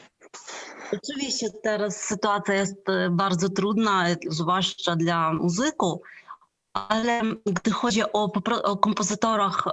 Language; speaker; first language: Polish; non-native, fluent; Ukrainian